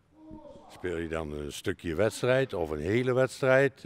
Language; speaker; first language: Dutch; native; Dutch